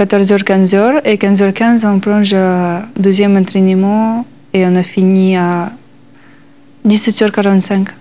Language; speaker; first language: French; non-native, learner; Russian